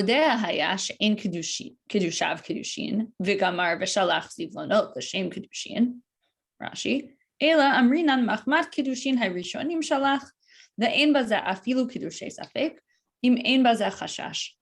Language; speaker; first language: Hebrew; non-native, fluent; English